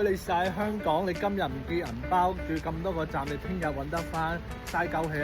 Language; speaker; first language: Cantonese; native; Cantonese